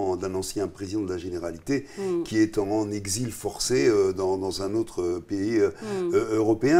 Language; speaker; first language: French; native; French